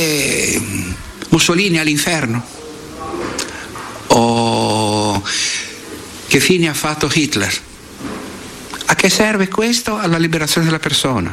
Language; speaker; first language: Italian; non-native, fluent; Portuguese